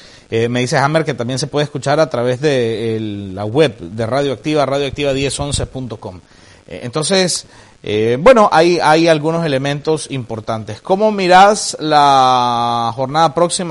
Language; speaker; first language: Spanish; native; Spanish